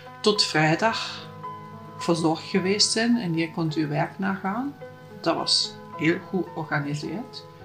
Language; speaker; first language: Dutch; non-native, fluent; German